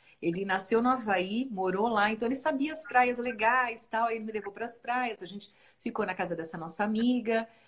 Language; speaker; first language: Portuguese; native; Portuguese